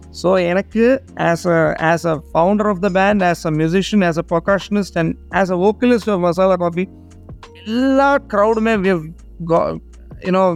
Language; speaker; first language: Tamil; non-native, learner; Malayalam